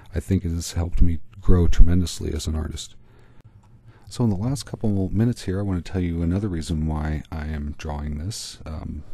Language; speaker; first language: English; native; English